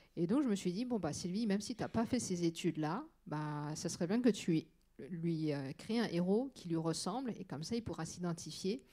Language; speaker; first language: French; native; French